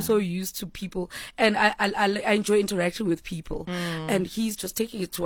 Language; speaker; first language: English; non-native, local second language; Xhosa